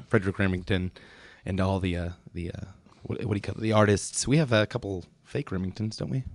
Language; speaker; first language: English; early bilingual, other home language; German